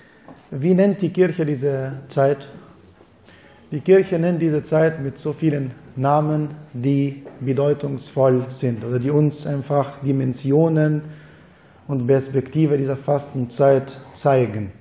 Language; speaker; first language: German; non-native, fluent; Arabic